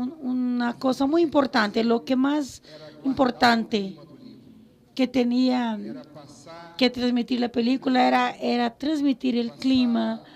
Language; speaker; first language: Spanish; non-native, fluent; Portuguese